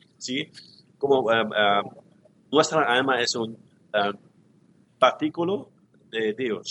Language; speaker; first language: Spanish; non-native, learner; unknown